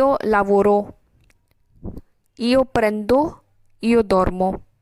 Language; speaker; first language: Italian; non-native, fluent; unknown